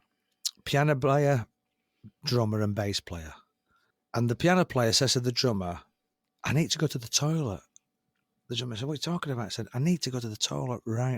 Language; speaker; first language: English; native; English